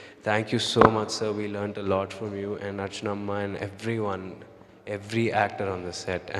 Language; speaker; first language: English; non-native, local second language; Telugu